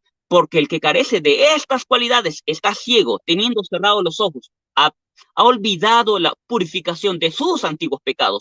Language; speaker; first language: Spanish; native; Spanish